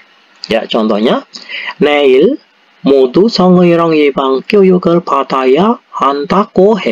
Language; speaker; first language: Korean; non-native, learner; Indonesian